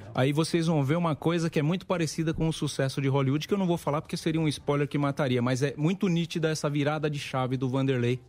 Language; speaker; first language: Portuguese; native; Portuguese